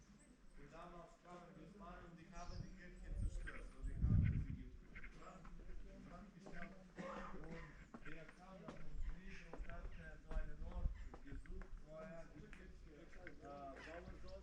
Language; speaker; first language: German; non-native, fluent; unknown